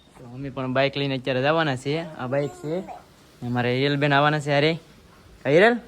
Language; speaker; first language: Gujarati; native; Gujarati